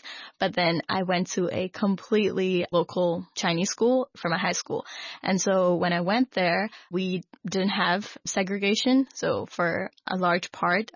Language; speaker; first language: English; non-native, local second language; Urdu